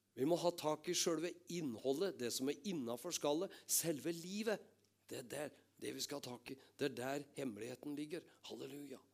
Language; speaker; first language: Norwegian; native; Norwegian